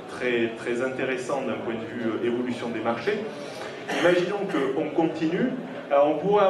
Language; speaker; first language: French; native; French